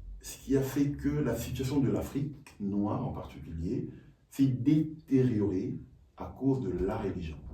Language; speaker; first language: French; non-native, local second language; Lingala